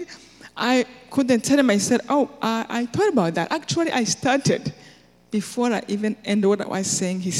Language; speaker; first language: English; non-native, local second language; Kinyarwanda